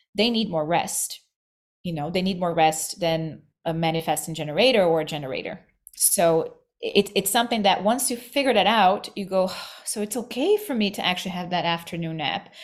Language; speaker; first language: English; non-native, fluent; Portuguese